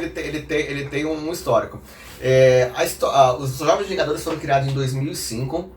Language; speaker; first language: Portuguese; native; Portuguese